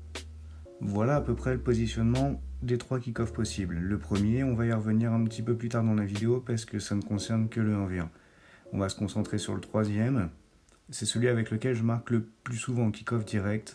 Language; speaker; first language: French; native; French